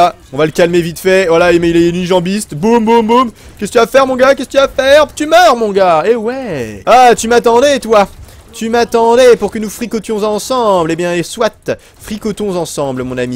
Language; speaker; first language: French; native; French